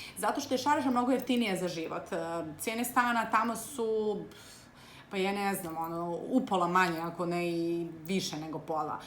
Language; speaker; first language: Serbian; native; Serbian